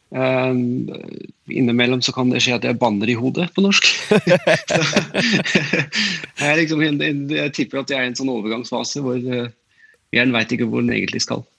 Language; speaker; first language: Norwegian; non-native, fluent; German